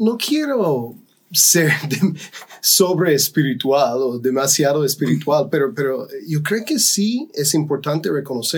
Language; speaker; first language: Spanish; non-native, fluent; English